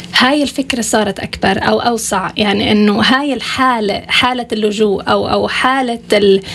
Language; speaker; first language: Arabic; non-native, fluent; Swedish